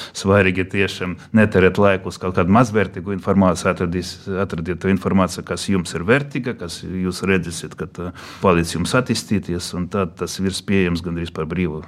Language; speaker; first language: Latvian; non-native, local second language; Russian